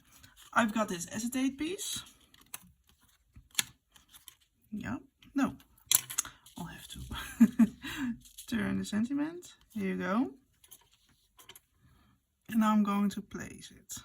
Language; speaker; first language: English; non-native, fluent; Dutch